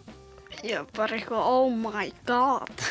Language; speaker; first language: Icelandic; native; Icelandic